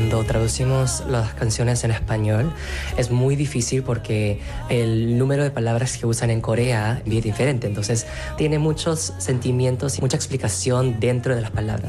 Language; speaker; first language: Spanish; non-native, fluent; Korean